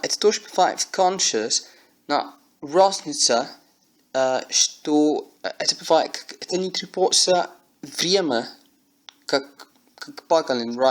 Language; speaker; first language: Russian; non-native, learner; English